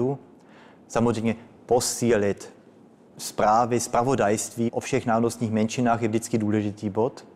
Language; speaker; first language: Czech; early bilingual, heritage; Czech